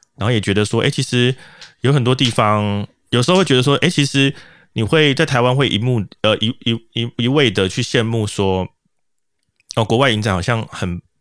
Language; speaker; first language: Chinese; native; Chinese